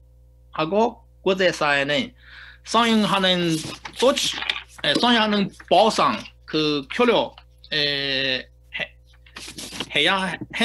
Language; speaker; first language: Korean; non-native, fluent; Chinese